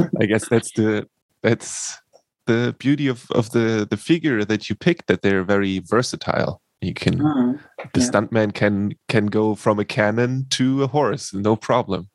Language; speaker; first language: English; non-native, fluent; German